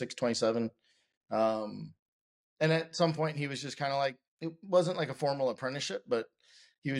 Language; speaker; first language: English; native; English